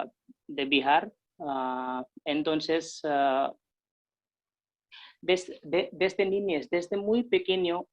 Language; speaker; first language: Spanish; non-native, fluent; Hindi